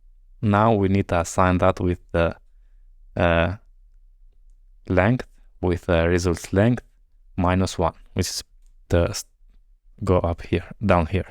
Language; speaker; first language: English; non-native, fluent; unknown